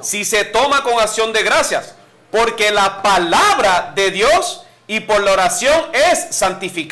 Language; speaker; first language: Spanish; native; Spanish